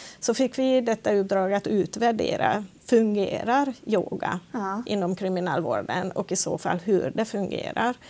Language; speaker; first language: Swedish; non-native, fluent; Hungarian